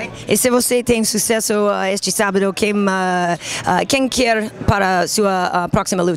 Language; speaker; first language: Portuguese; non-native, learner; English